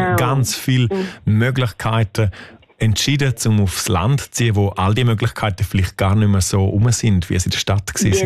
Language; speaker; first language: German; native; German